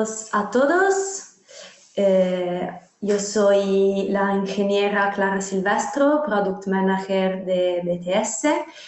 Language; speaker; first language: Spanish; non-native, fluent; Italian